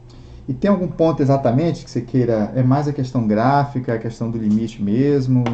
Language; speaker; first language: Portuguese; native; Portuguese